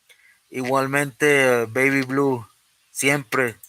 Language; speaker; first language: Spanish; early bilingual, heritage; Spanish